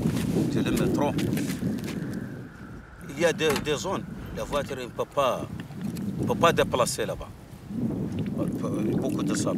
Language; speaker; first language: French; non-native, learner; Arabic